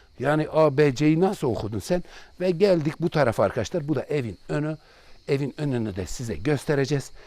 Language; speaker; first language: Turkish; non-native, local second language; Kurdish